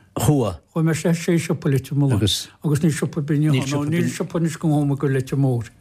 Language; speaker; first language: Irish; native; Irish